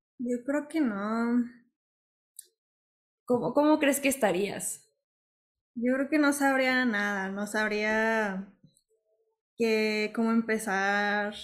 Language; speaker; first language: Spanish; native; Spanish